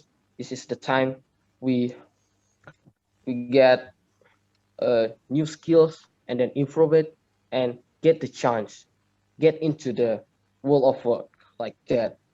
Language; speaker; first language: English; non-native, learner; Indonesian